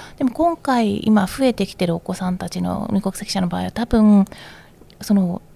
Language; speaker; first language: Japanese; native; Japanese